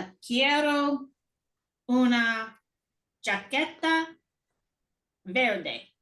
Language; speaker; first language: Spanish; non-native, learner; English